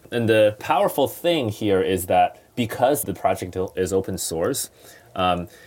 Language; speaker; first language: English; non-native, fluent; Chinese